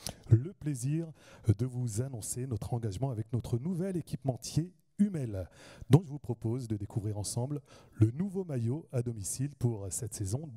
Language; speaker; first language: French; native; French